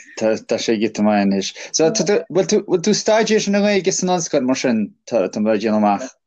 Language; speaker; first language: Irish; native; Irish